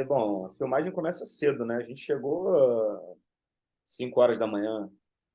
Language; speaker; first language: Portuguese; native; Portuguese